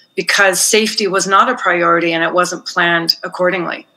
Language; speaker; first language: English; native; English